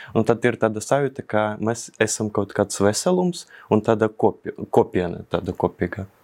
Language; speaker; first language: Latvian; non-native, local second language; Russian